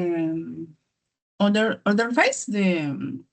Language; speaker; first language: English; non-native, learner; Spanish